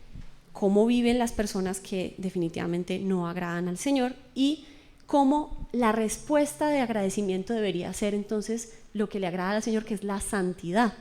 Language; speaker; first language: Spanish; native; Spanish